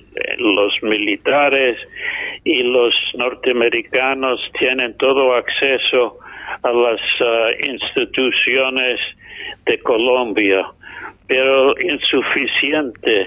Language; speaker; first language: Spanish; non-native, fluent; English